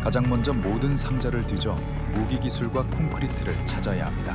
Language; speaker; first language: Korean; native; Korean